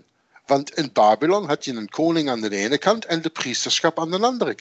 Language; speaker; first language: Dutch; native; Dutch